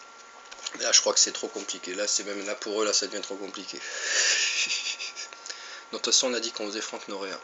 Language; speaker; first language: French; native; French